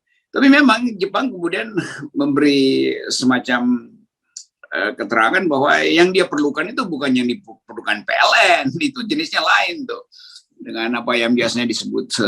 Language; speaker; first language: Indonesian; native; Indonesian